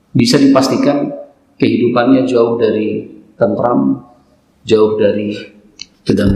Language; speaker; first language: Indonesian; native; Indonesian